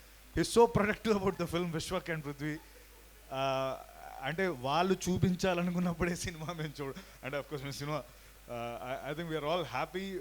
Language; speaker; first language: Telugu; native; Telugu